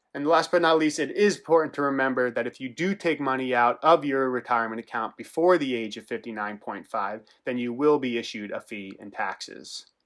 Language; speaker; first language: English; native; English